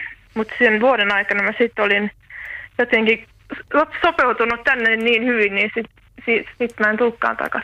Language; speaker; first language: Finnish; native; Finnish